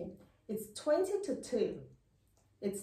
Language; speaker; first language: Russian; native; Russian